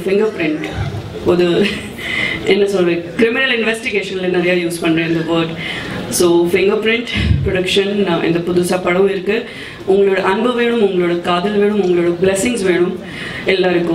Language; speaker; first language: Tamil; non-native, fluent; Telugu